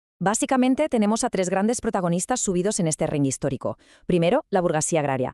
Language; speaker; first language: Spanish; native; Spanish